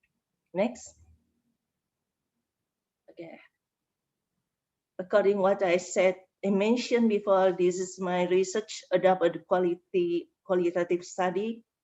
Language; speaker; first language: English; non-native, learner; Indonesian